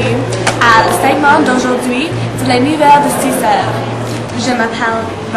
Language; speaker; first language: French; non-native, learner; English